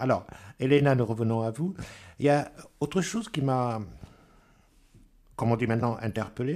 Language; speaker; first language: French; native; French